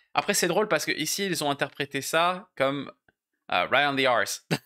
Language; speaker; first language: French; native; French